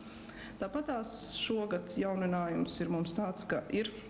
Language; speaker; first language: Latvian; native; Latvian